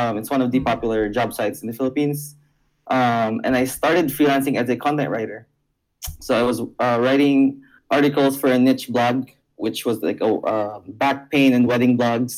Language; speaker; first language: English; non-native, local second language; Hiligaynon